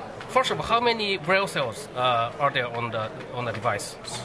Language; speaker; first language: English; non-native, fluent; Japanese